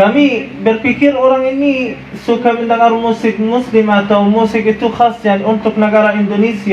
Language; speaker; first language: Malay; non-native, fluent; Arabic